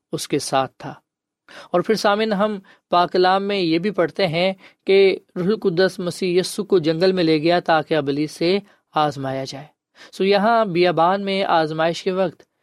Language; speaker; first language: Urdu; non-native, local second language; Punjabi